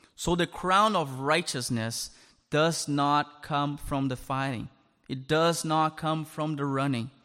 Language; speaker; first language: English; non-native, fluent; Portuguese